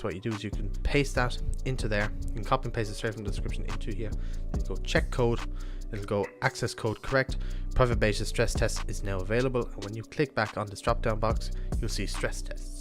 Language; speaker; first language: English; native; English